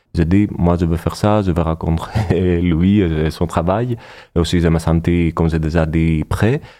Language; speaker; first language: French; non-native, fluent; Greek